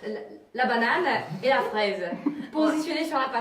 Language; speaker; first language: French; native; French